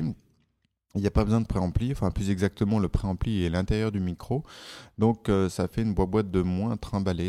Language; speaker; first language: French; native; French